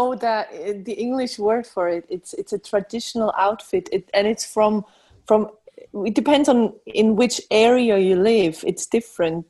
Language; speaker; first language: English; non-native, fluent; Swiss German